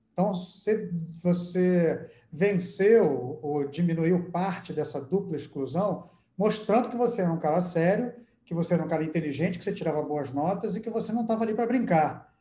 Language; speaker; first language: Portuguese; native; Portuguese